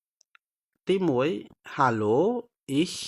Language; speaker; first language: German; non-native, fluent; Khmer